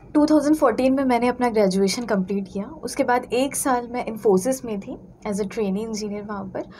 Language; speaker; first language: Hindi; native; Hindi